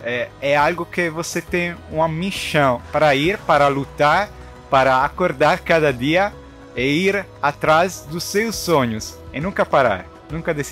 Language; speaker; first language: Portuguese; non-native, learner; Italian